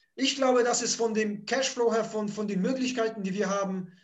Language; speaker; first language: German; early bilingual, other home language; Polish